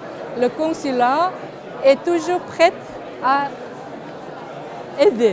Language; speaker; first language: French; non-native, fluent; Korean